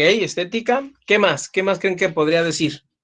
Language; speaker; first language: Spanish; native; Spanish